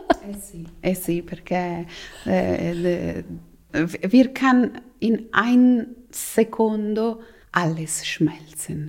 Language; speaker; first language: German; non-native, local second language; Italian